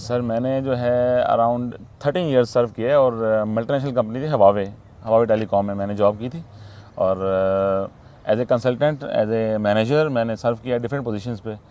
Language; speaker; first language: Urdu; non-native, local second language; Saraiki